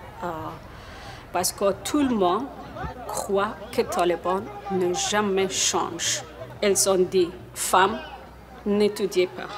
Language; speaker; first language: French; non-native, learner; Persian